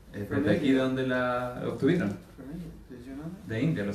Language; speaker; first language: Spanish; native; Spanish